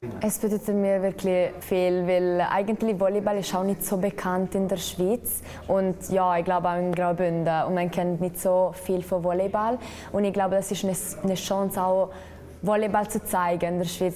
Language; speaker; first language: German; non-native, local second language; Italian